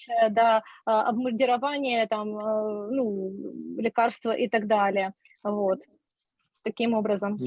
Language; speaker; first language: Russian; non-native, local second language; Ukrainian